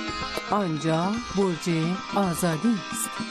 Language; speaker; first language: Persian; non-native, learner; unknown